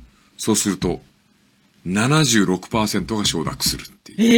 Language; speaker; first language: Japanese; native; Japanese